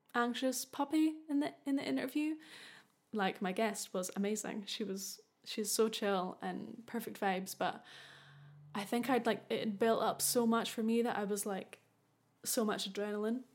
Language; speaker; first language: English; native; English